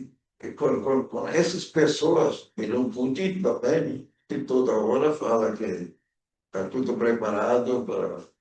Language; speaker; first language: Portuguese; early bilingual, other home language; German